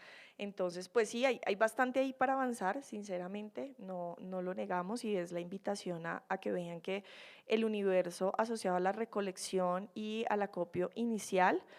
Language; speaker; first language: Spanish; native; Spanish